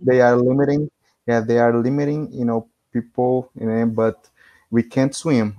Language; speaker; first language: English; non-native, fluent; Portuguese